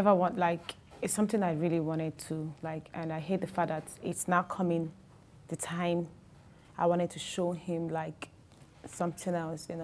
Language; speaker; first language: English; non-native, local second language; Igbo